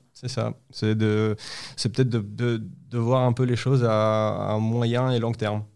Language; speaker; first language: French; non-native, fluent; Uzbek